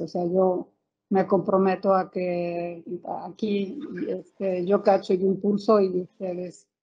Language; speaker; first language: Spanish; native; Spanish